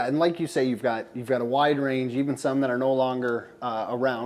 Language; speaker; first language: English; native; English